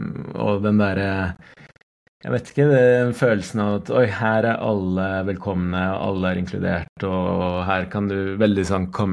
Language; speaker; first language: Norwegian; non-native, fluent; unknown